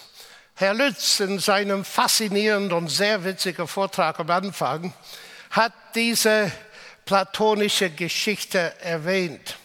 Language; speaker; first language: German; non-native, fluent; English